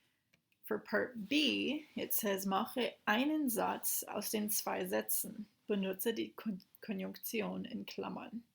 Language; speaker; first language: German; non-native, fluent; English